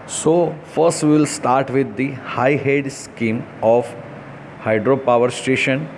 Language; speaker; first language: English; non-native, local second language; Gujarati